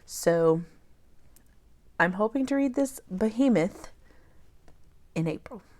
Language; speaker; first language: English; native; English